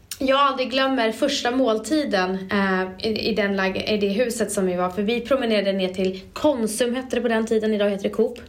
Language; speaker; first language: Swedish; early bilingual, other home language; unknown